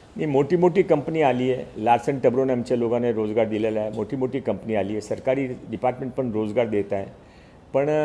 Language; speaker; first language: Marathi; non-native, local second language; Hindi